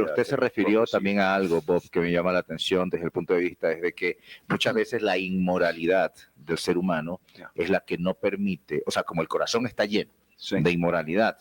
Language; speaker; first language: Spanish; native; Spanish